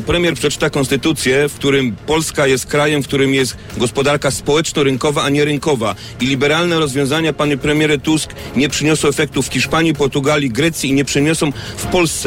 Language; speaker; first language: Polish; native; Polish